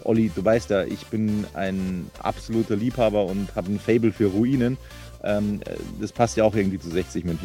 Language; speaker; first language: German; native; German